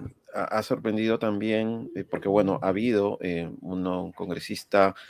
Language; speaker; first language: Spanish; native; Spanish